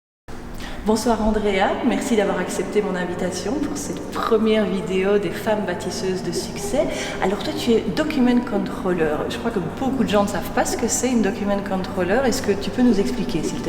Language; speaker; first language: French; native; French